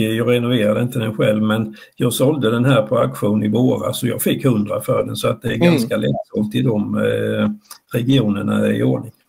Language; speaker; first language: Swedish; native; Swedish